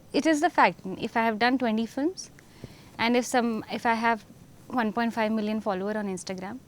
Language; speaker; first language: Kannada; non-native, fluent; Hindi